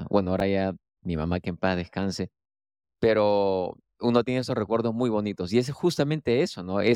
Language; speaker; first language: Spanish; native; Spanish